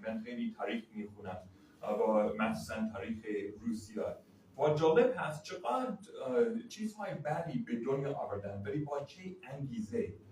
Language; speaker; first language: Persian; non-native, fluent; English